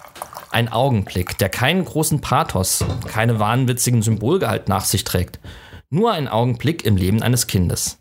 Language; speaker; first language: German; native; German